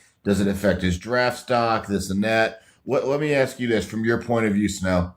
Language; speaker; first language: English; native; English